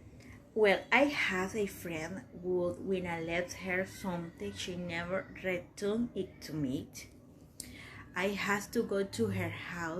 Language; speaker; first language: English; non-native, learner; Spanish